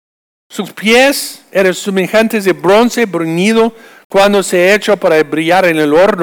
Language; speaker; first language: Spanish; non-native, fluent; English